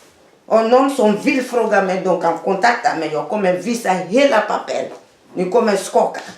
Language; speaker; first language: Swedish; non-native, fluent; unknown